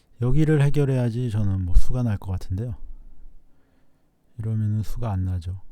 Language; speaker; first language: Korean; native; Korean